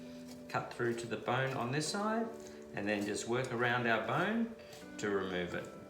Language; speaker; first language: English; native; English